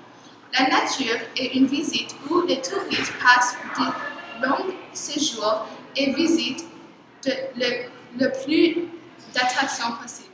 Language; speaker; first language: French; non-native, learner; English